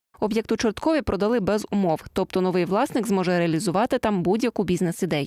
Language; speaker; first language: Ukrainian; native; Ukrainian